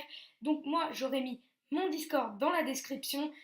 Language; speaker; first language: French; native; French